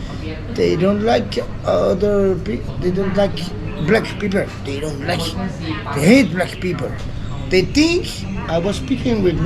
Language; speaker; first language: English; non-native, learner; Italian